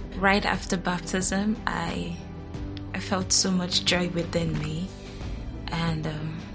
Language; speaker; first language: English; non-native, local second language; Yoruba